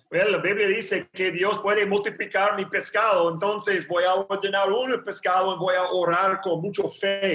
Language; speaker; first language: Spanish; non-native, learner; English